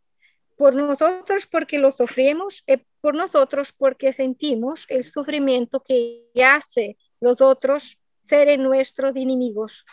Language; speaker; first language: Spanish; non-native, learner; Portuguese